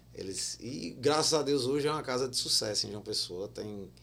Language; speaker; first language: Portuguese; native; Portuguese